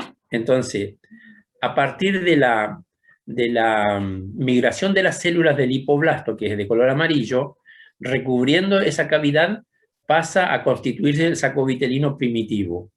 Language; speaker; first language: Spanish; native; Spanish